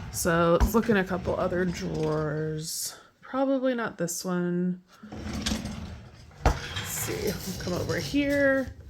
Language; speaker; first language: English; native; English